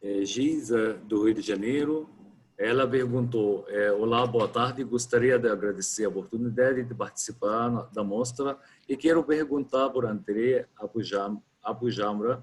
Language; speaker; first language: Portuguese; non-native, fluent; Arabic